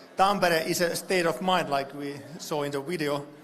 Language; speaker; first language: English; non-native, fluent; Finnish